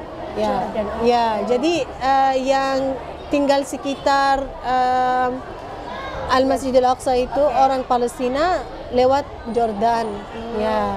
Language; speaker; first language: Indonesian; non-native, fluent; Arabic